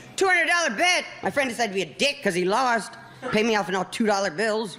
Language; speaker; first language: English; native; English